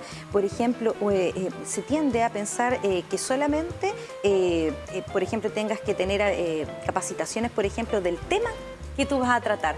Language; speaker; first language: Spanish; native; Spanish